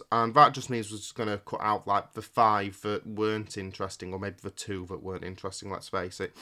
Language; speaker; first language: English; native; English